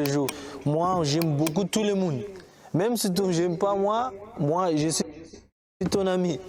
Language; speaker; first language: French; non-native, learner; Portuguese